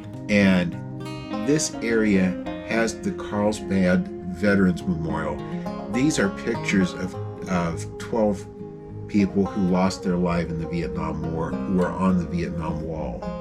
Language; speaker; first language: English; native; English